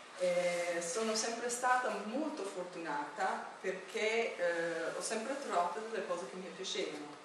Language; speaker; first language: Italian; non-native, fluent; English